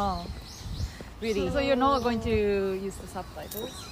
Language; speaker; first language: English; non-native, learner; Japanese